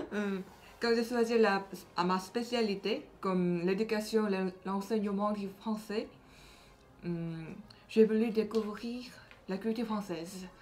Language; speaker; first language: French; non-native, learner; Korean